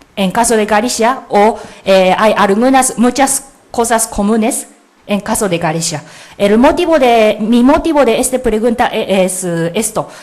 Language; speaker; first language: Spanish; non-native, learner; Japanese